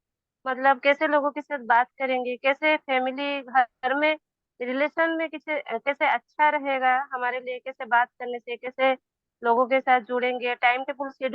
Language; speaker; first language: Hindi; non-native, local second language; Odia